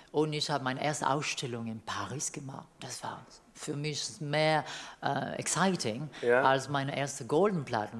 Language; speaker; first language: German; non-native, learner; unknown